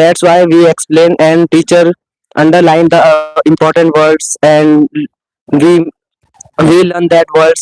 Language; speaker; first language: English; non-native, learner; Hindi